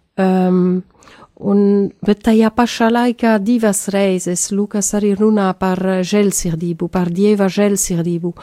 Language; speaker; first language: Latvian; non-native, learner; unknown